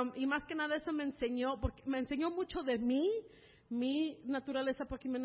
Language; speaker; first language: Spanish; early bilingual, heritage; Spanish